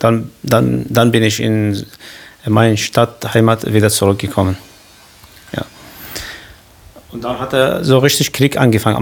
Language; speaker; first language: German; non-native, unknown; Kurdish